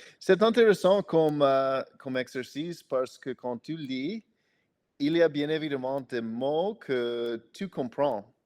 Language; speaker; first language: French; non-native, fluent; English